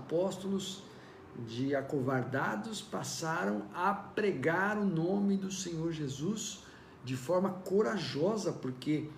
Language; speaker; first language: Portuguese; native; Portuguese